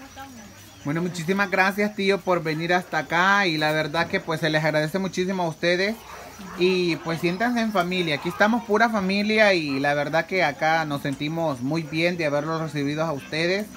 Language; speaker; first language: Spanish; native; Spanish